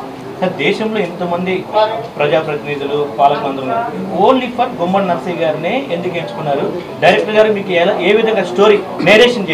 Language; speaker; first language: Telugu; native; Telugu